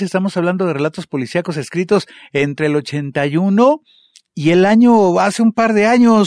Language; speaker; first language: Spanish; native; Spanish